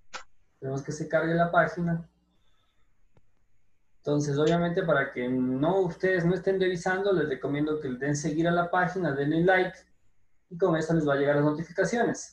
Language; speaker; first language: Spanish; native; Spanish